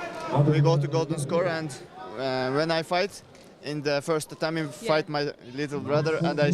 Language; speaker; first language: English; non-native, learner; Turkish